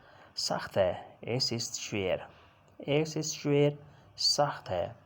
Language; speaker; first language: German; non-native, learner; Urdu